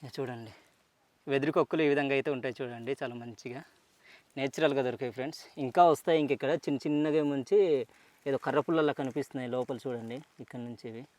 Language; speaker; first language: Telugu; native; Telugu